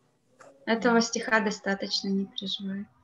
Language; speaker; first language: Russian; native; Russian